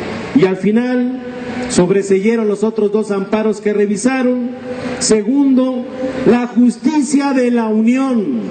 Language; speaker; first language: Spanish; native; Spanish